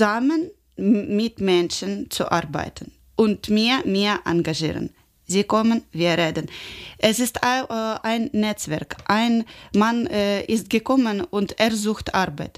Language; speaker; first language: German; non-native, learner; Ukrainian